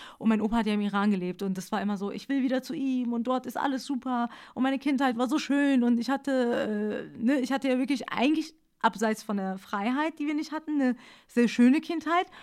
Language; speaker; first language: German; early bilingual, other home language; Persian